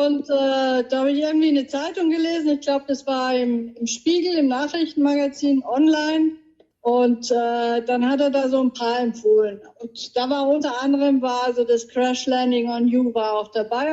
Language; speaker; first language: German; native; German